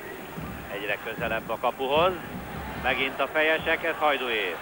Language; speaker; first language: Hungarian; native; Hungarian